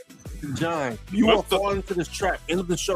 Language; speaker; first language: English; native; English